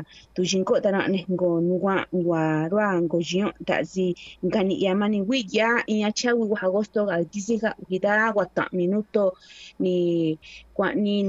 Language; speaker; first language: Spanish; non-native, local second language; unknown